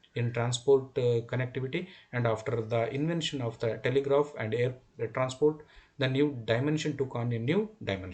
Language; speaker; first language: English; non-native, local second language; Kannada